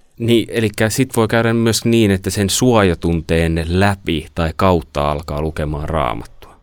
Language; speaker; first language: Finnish; native; Finnish